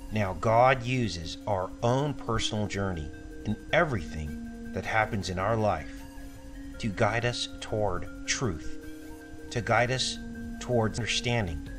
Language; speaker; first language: English; native; English